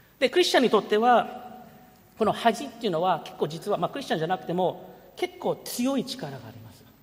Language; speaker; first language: Japanese; early bilingual, heritage; Japanese